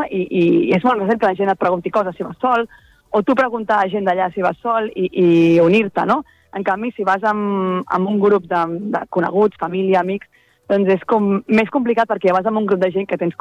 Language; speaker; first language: Catalan; native; Catalan